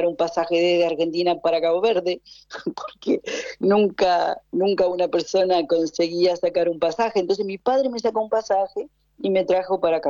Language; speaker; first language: Spanish; native; Spanish